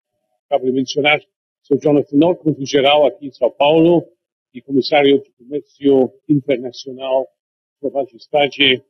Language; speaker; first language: Portuguese; non-native, fluent; English